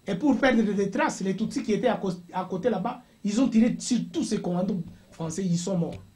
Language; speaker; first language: French; non-native, local second language; Swahili